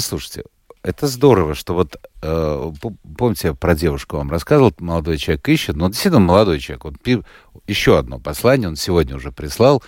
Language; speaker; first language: Russian; native; Russian